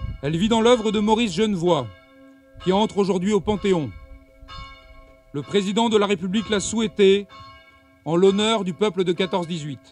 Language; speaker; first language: French; native; French